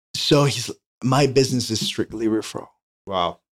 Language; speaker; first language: English; non-native, fluent; Spanish